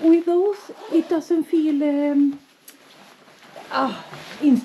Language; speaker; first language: English; non-native, fluent; Swedish